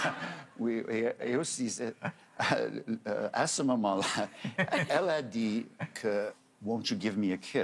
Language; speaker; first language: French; non-native, fluent; English